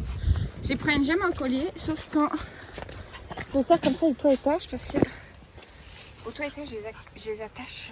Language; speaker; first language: French; native; French